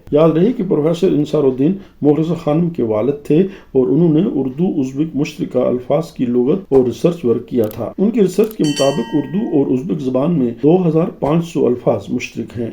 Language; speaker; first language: Urdu; native; Urdu